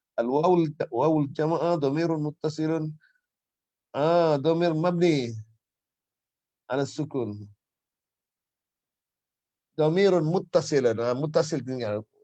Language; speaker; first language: Arabic; non-native, fluent; Malay